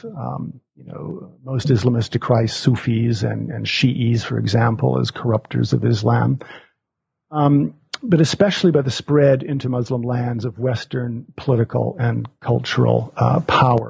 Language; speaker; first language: English; native; English